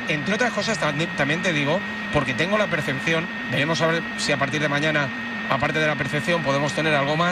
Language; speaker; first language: Spanish; native; Spanish